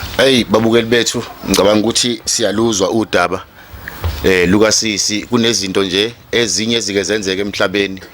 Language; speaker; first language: Zulu; native; Zulu